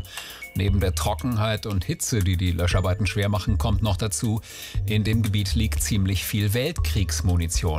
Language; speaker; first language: German; native; German